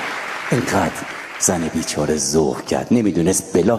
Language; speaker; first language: Persian; native; Persian